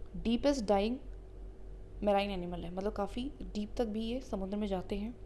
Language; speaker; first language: Hindi; native; Hindi